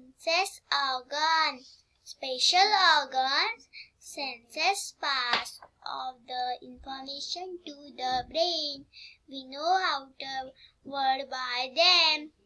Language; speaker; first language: English; non-native, local second language; Marathi